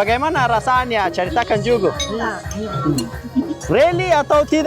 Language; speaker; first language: Indonesian; non-native, learner; Persian